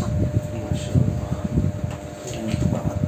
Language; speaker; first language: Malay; non-native, local second language; Javanese